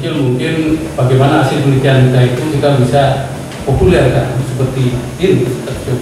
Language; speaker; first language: Indonesian; native; Indonesian